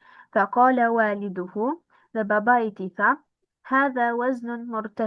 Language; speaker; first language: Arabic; non-native, learner; Albanian